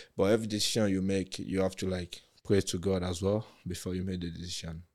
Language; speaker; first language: English; non-native, local second language; Yoruba